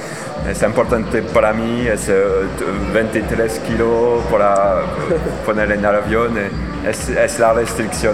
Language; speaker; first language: Spanish; non-native, learner; French